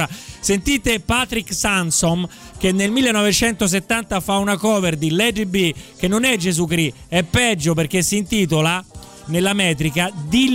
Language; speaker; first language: Italian; native; Italian